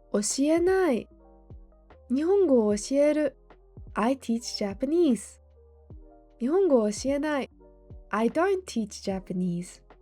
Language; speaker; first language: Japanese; non-native, fluent; English